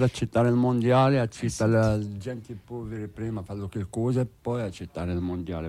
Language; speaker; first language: Italian; non-native, learner; Arabic